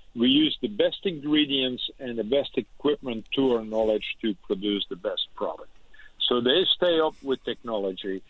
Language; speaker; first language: English; non-native, fluent; Dutch